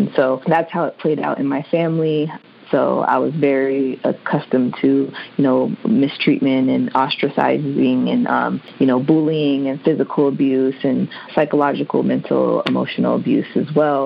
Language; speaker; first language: English; native; English